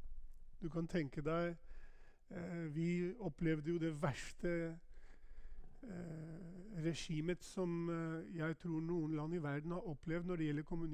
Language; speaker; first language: Norwegian; non-native, fluent; Albanian